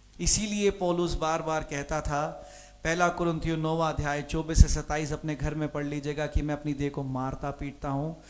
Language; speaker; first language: Hindi; non-native, local second language; Punjabi